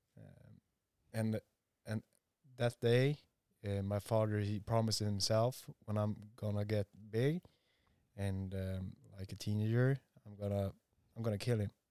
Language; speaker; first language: English; non-native, fluent; Swedish